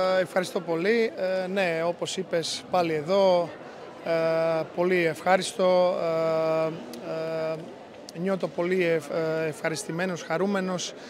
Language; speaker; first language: Greek; non-native, fluent; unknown